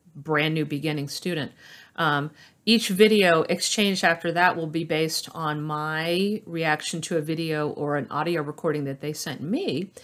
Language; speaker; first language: English; native; English